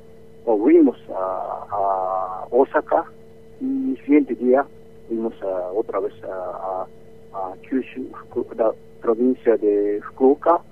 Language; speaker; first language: Spanish; non-native, learner; Japanese